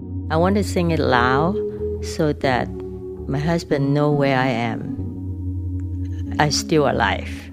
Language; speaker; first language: English; non-native, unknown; Vietnamese